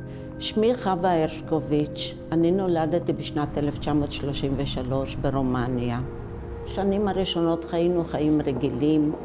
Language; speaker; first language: Hebrew; early bilingual, other home language; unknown